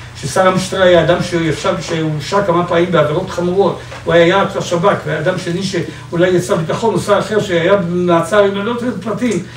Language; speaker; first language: Hebrew; native; Hebrew